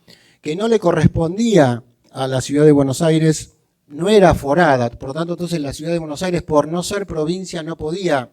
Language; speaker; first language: Spanish; native; Spanish